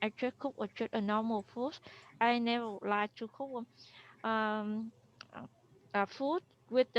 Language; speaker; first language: English; non-native, learner; Vietnamese